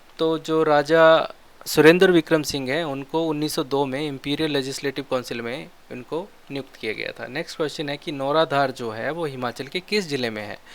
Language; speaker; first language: Hindi; non-native, local second language; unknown